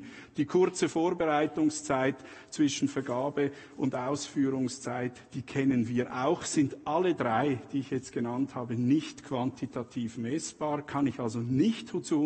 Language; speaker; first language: German; native; German